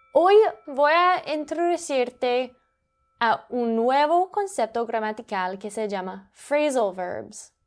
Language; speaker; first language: Spanish; non-native, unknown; English